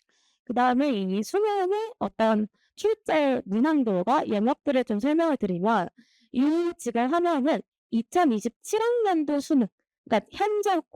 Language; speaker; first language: Korean; native; Korean